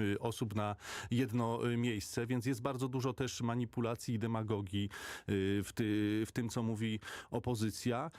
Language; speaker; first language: Polish; native; Polish